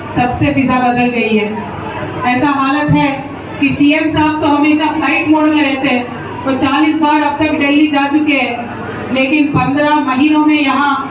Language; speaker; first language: Hindi; non-native, local second language; Telugu